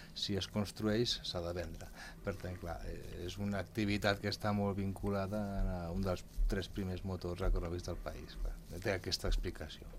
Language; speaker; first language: Catalan; early bilingual, other home language; Spanish